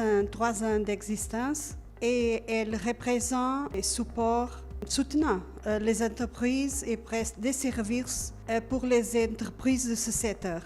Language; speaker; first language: French; non-native, learner; Portuguese